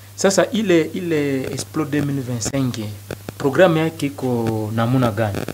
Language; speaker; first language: Swahili; non-native, local second language; Nande